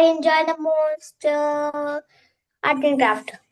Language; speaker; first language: English; non-native, fluent; Hindi